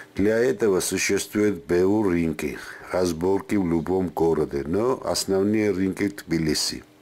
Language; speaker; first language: Russian; non-native, fluent; Georgian